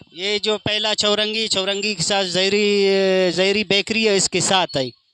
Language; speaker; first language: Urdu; non-native, local second language; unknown